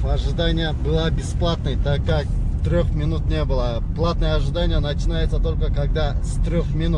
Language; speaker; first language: Russian; non-native, local second language; Kyrgyz